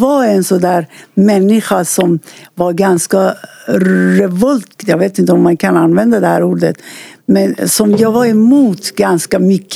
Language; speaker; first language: Swedish; non-native, fluent; Persian